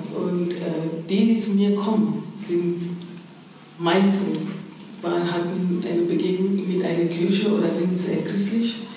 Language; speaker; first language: German; non-native, fluent; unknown